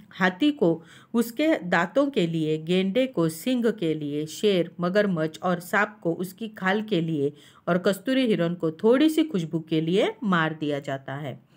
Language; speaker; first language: Hindi; non-native, local second language; Marathi